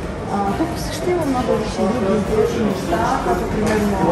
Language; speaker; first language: Bulgarian; non-native, learner; Russian